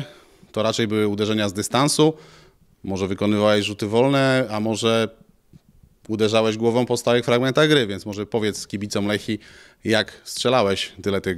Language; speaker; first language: Polish; native; Polish